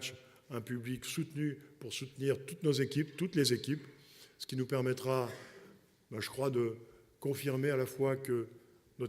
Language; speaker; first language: French; native; French